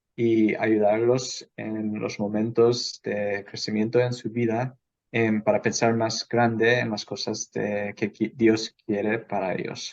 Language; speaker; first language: Spanish; non-native, fluent; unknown